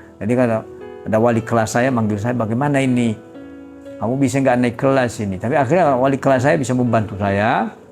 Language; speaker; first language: Indonesian; non-native, local second language; Nias